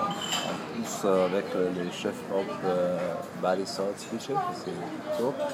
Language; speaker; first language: French; non-native, fluent; Italian